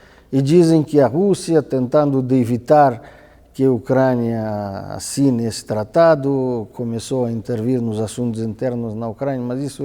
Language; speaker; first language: Portuguese; non-native, fluent; Russian